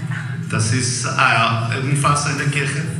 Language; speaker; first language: German; non-native, fluent; Czech